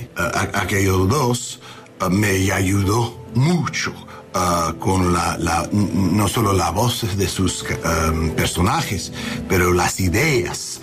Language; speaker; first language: Spanish; non-native, learner; English